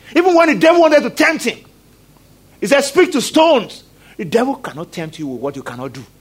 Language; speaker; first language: English; non-native, local second language; Yoruba